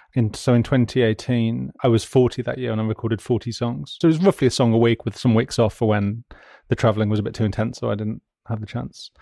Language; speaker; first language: English; native; English